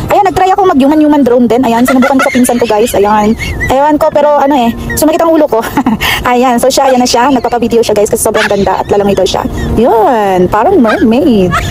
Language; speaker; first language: Filipino; non-native, local second language; Cebuano